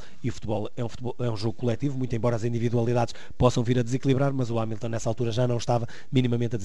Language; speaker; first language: Portuguese; native; Portuguese